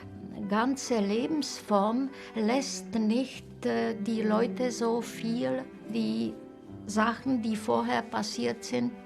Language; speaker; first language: German; non-native, fluent; Czech